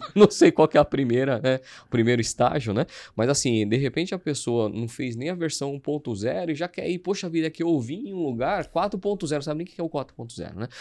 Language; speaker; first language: Portuguese; native; Portuguese